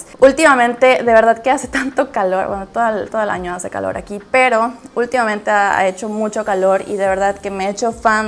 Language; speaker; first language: Spanish; native; Spanish